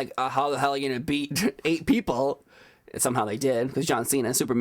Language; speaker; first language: English; native; English